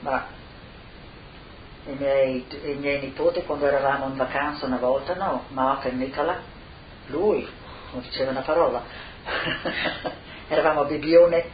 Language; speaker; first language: Italian; non-native, local second language; Friulian